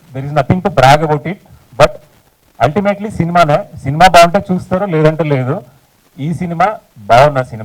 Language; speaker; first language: Telugu; native; Telugu